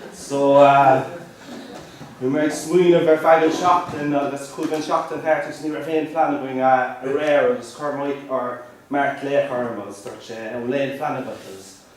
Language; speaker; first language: Irish; non-native, local second language; English